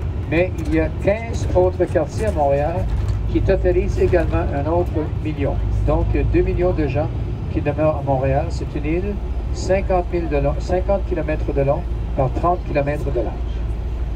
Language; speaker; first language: French; native; French